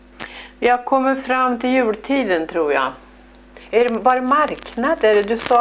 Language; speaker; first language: Swedish; native; Swedish